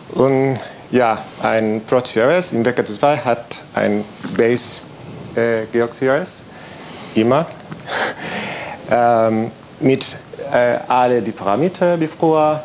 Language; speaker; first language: German; non-native, learner; Spanish